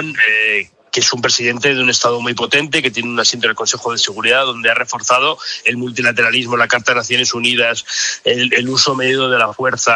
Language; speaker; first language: Spanish; native; Spanish